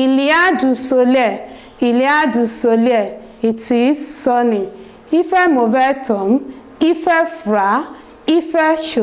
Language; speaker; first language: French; non-native, learner; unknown